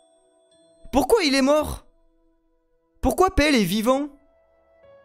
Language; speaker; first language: French; native; French